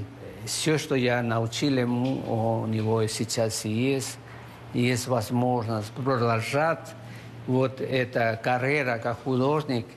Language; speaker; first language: Russian; non-native, fluent; Spanish